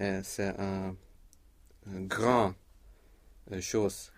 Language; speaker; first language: French; non-native, learner; Swedish